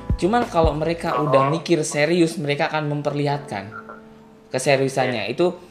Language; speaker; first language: Indonesian; native; Indonesian